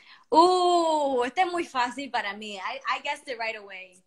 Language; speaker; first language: Spanish; early bilingual, heritage; Spanish